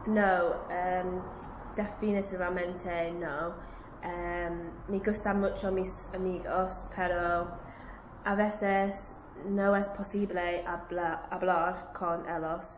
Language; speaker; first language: Spanish; non-native, learner; English